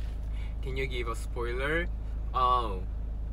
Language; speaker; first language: English; non-native, learner; Korean